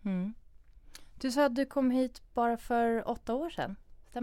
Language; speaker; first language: Swedish; early bilingual, other home language; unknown